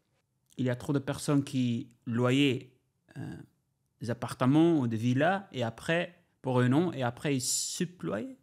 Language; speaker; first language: French; non-native, learner; Albanian